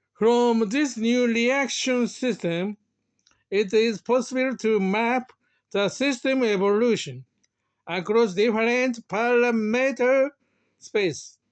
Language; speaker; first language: English; non-native, learner; Japanese